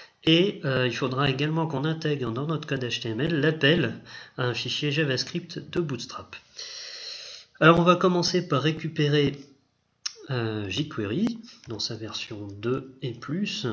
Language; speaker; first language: French; native; French